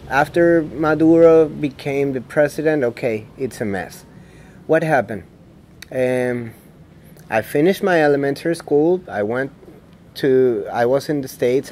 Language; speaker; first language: English; non-native, fluent; Spanish